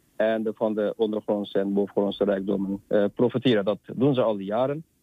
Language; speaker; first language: Dutch; non-native, fluent; Uyghur